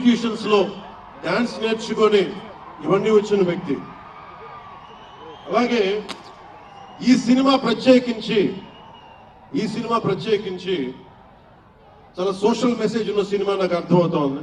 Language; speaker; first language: Telugu; native; Telugu